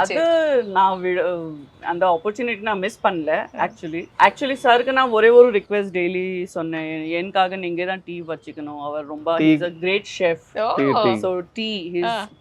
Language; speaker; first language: Tamil; non-native, fluent; Gujarati